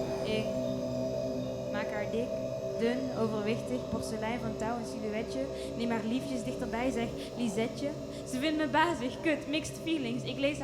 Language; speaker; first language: Dutch; early bilingual, other home language; Kinyarwanda